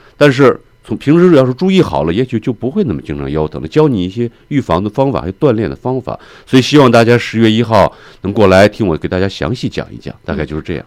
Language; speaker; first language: Chinese; native; Chinese